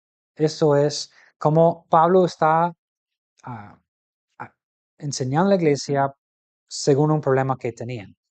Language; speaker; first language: Spanish; non-native, fluent; English